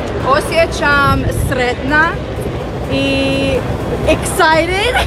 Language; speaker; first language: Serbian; early bilingual, heritage; Serbian